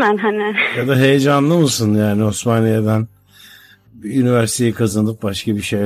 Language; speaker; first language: Turkish; native; Turkish